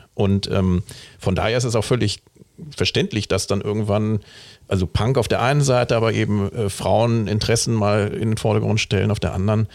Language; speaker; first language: German; native; German